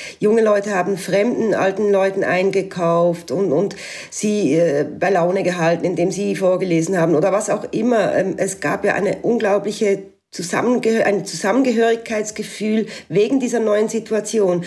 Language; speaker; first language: German; native; German